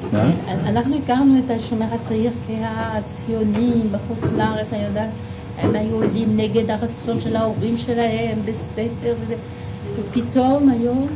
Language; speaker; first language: Hebrew; non-native, fluent; French